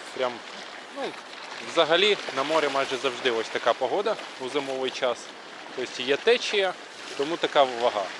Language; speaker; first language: Ukrainian; native; Ukrainian